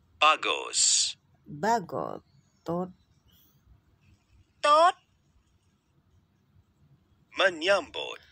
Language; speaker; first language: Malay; non-native, learner; Vietnamese